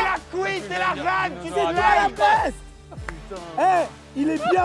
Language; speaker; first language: French; native; French